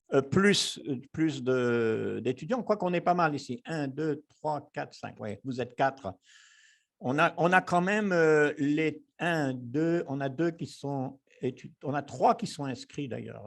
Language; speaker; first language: French; native; French